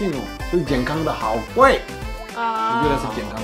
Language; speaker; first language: Chinese; non-native, fluent; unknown